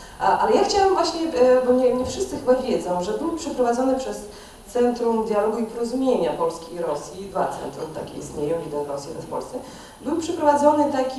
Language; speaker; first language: Polish; non-native, fluent; Russian